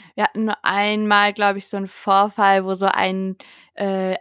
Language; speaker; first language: German; native; German